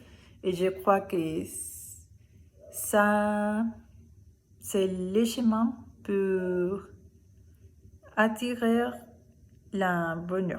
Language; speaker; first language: French; non-native, learner; Spanish